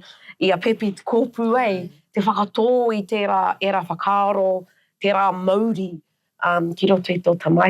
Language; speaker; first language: Māori; non-native, local second language; English